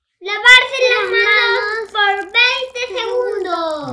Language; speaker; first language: Spanish; native; Spanish